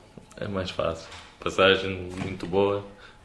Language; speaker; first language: Portuguese; non-native, learner; English